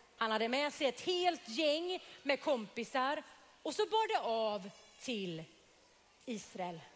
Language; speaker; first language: Swedish; native; Swedish